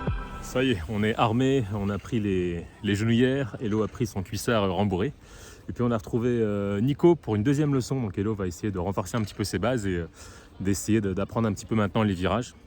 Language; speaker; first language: French; native; French